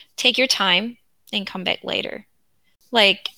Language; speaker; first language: English; non-native, fluent; Korean